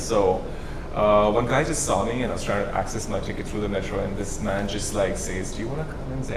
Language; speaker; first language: English; non-native, local second language; Hindi